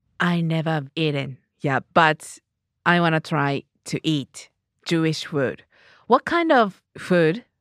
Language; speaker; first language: English; non-native, learner; Japanese